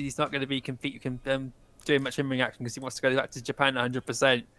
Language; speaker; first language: English; native; English